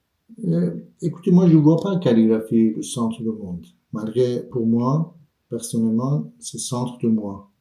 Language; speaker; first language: French; non-native, fluent; Persian